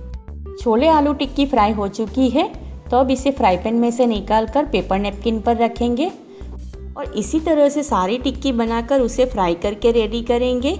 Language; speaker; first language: Hindi; non-native, local second language; Gujarati